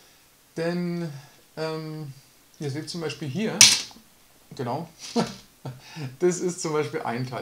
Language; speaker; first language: German; native; German